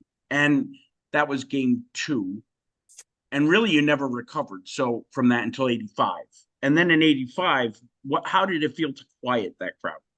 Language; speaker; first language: English; native; English